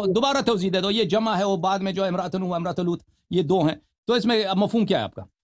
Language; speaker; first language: Urdu; non-native, fluent; Persian